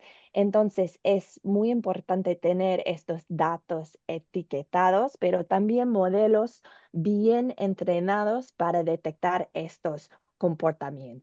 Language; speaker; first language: Spanish; non-native, learner; English